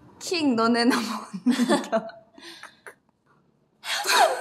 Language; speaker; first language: Korean; native; Korean